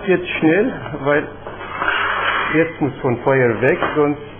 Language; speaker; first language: German; non-native, fluent; Persian